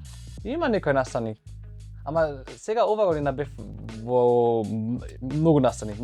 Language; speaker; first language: Macedonian; non-native, fluent; German